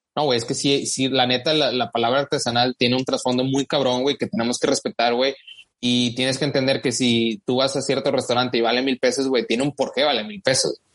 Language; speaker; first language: Spanish; native; Spanish